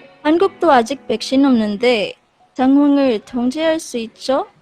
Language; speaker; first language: Korean; non-native, learner; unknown